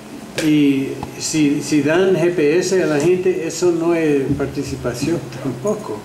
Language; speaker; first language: Spanish; non-native, fluent; English